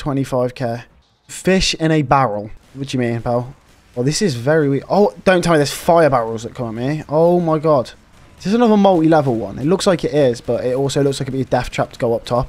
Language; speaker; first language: English; native; English